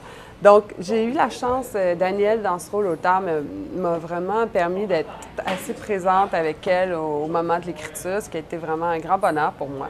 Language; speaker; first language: French; native; French